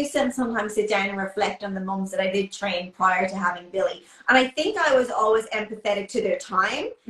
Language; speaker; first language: English; native; English